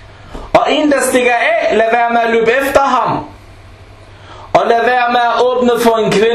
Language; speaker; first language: Danish; non-native, local second language; Arabic